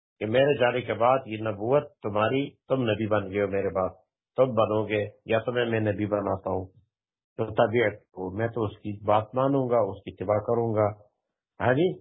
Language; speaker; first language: Urdu; non-native, local second language; Pashto